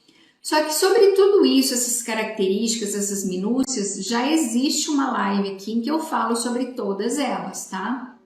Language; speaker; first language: Portuguese; native; Portuguese